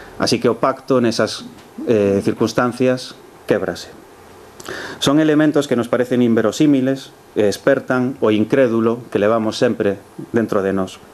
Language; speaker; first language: Galician; early bilingual, heritage; Galician